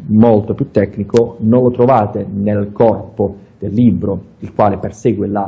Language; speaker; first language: Italian; native; Italian